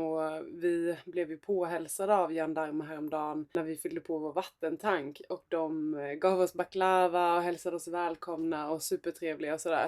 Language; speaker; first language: Swedish; native; Swedish